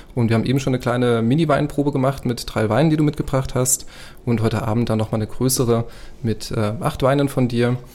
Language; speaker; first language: German; native; German